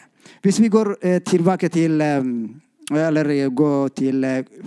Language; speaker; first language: Norwegian; non-native, fluent; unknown